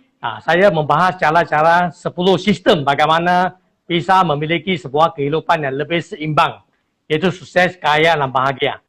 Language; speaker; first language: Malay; non-native, local second language; Chinese